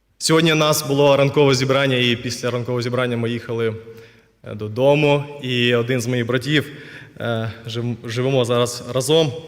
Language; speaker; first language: Ukrainian; non-native, local second language; Russian